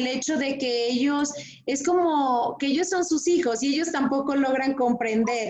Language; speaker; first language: Spanish; native; Spanish